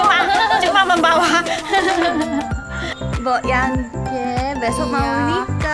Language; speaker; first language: Indonesian; non-native, fluent; Korean